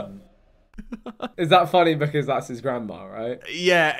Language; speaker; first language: English; native; English